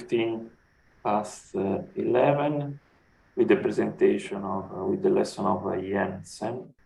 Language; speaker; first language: English; non-native, fluent; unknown